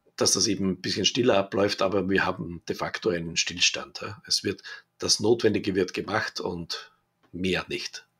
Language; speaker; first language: German; native; German